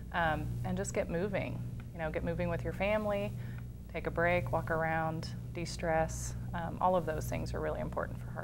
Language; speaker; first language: English; native; English